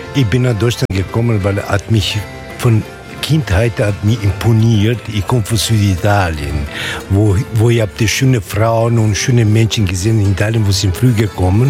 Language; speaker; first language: German; non-native, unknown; Italian